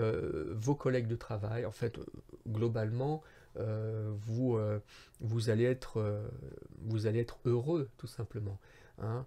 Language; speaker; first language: French; native; French